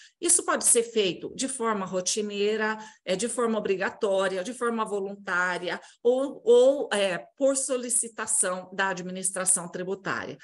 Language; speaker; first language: Portuguese; native; Portuguese